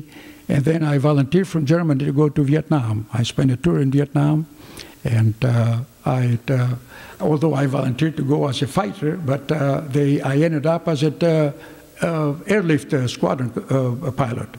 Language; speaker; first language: English; non-native, fluent; Greek